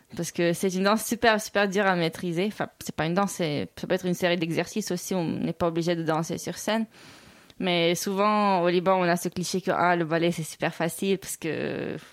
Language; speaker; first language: French; non-native, local second language; Russian